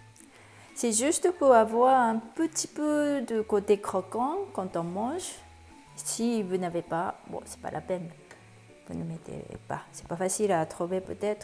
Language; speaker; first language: French; non-native, fluent; Japanese